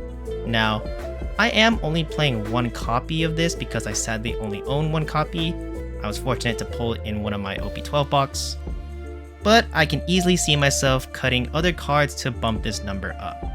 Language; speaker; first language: English; native; English